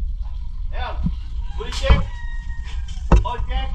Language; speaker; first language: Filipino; native; Filipino